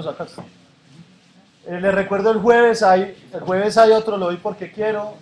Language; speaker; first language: Spanish; native; Spanish